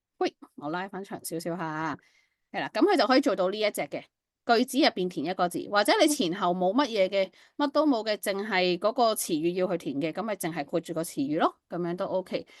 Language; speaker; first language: Cantonese; native; Cantonese